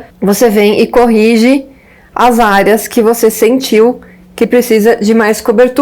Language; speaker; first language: Portuguese; native; Portuguese